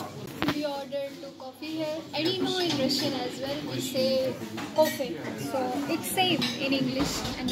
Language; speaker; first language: English; non-native, local second language; Hindi